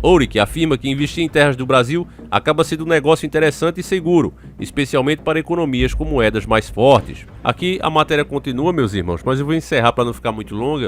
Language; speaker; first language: Portuguese; native; Portuguese